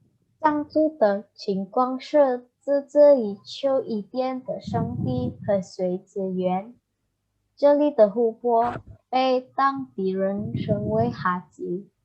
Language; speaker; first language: Chinese; non-native, learner; Indonesian